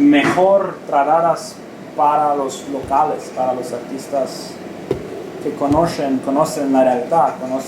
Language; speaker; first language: Spanish; non-native, learner; Romanian